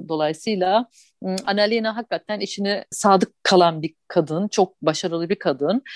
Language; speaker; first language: Turkish; early bilingual, heritage; Turkish